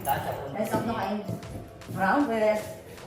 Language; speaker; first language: German; non-native, learner; Filipino